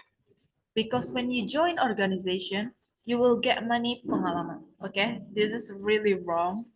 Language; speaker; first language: English; non-native, learner; Indonesian